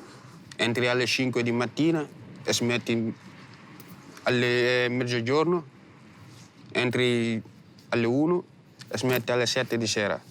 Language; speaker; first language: Italian; non-native, learner; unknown